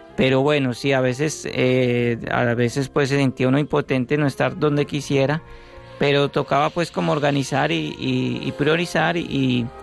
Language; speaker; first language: Spanish; native; Spanish